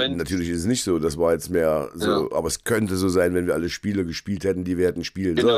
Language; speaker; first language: German; native; German